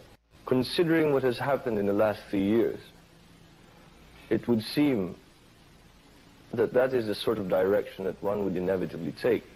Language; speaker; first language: English; non-native, fluent; Filipino